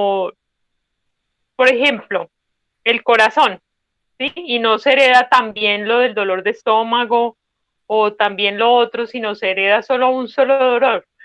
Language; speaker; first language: Spanish; native; Spanish